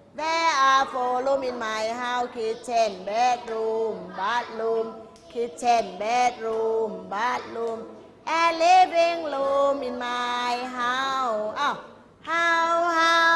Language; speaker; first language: English; non-native, learner; Thai